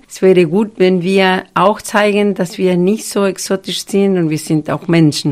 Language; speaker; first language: German; non-native, fluent; Spanish